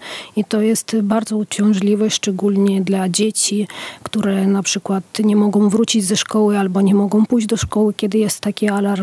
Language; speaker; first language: Polish; non-native, fluent; Ukrainian